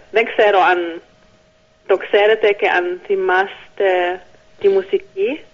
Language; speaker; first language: Greek; early bilingual, heritage; Greek